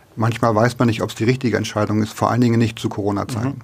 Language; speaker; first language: German; native; German